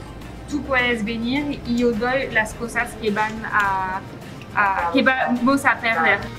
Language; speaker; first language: Spanish; non-native, fluent; French